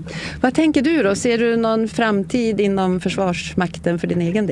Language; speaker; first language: Swedish; native; Swedish